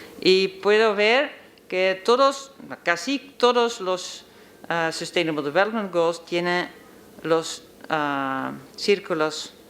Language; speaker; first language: Spanish; non-native, learner; Dutch